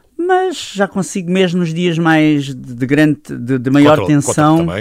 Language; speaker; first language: Portuguese; native; Portuguese